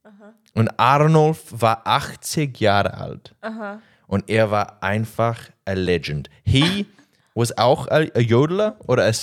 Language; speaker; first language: German; non-native, learner; English